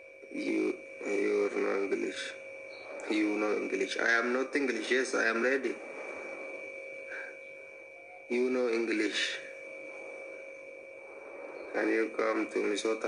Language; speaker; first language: English; non-native, learner; Oromo